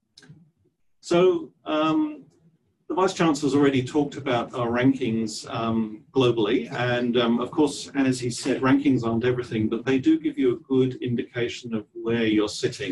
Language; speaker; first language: English; native; English